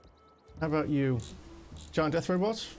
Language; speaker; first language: English; native; English